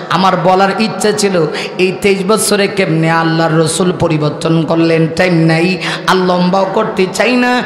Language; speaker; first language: Bangla; non-native, local second language; Sylheti